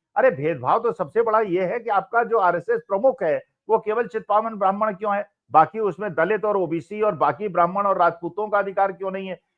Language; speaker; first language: Hindi; native; Hindi